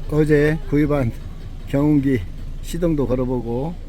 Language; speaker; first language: Korean; native; Korean